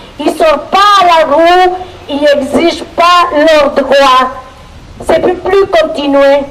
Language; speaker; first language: French; non-native, fluent; Spanish